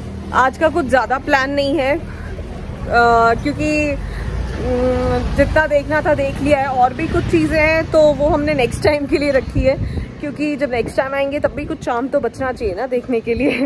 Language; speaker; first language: Hindi; native; Hindi